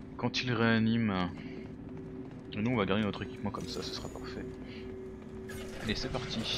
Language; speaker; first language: French; native; French